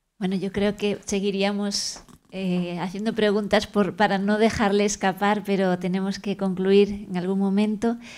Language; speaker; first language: Spanish; native; Spanish